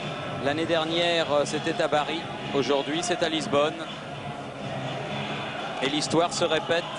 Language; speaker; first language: French; native; French